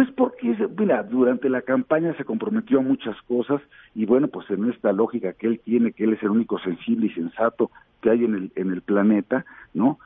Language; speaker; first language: Spanish; native; Spanish